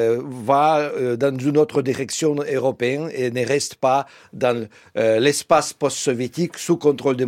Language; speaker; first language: French; non-native, fluent; Russian